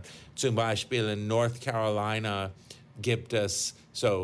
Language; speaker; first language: German; non-native, fluent; English